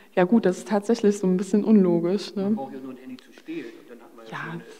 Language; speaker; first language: German; early bilingual, other home language; Polish